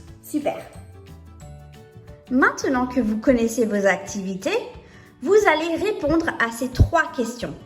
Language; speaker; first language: French; non-native, fluent; English